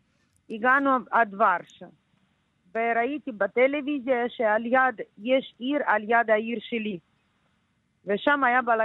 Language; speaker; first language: Hebrew; non-native, learner; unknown